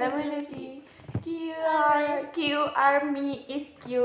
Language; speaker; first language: English; non-native, learner; Indonesian